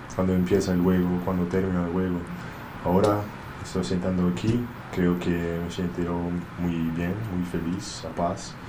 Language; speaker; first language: Spanish; non-native, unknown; English